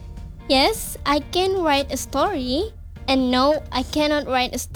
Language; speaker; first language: English; non-native, learner; Indonesian